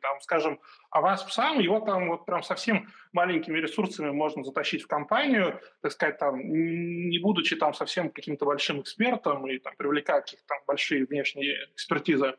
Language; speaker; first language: Russian; native; Russian